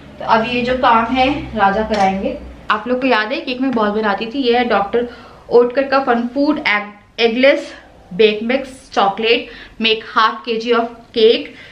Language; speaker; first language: Hindi; native; Hindi